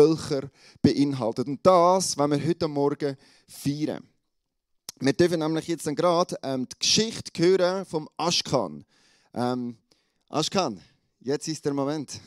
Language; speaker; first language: German; native; German